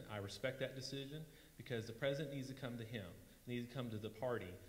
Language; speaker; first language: English; native; English